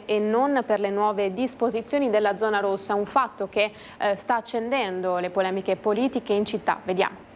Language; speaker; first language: Italian; native; Italian